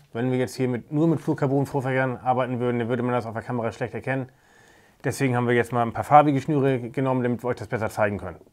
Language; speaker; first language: German; native; German